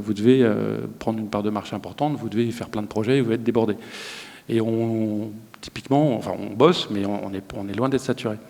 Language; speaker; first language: French; native; French